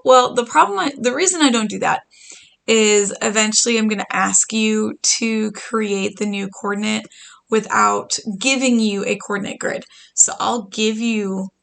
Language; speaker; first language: English; native; English